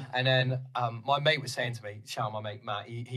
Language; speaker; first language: English; native; English